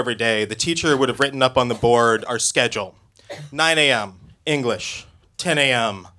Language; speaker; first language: English; native; English